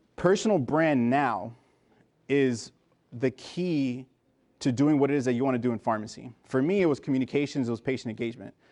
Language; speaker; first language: English; native; English